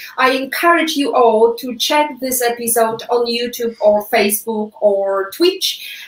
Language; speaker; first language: English; non-native, fluent; Polish